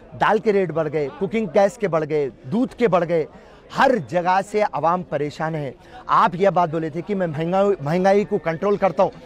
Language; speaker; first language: Hindi; non-native, local second language; Urdu